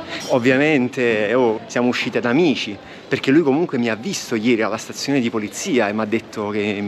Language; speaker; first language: Italian; native; Italian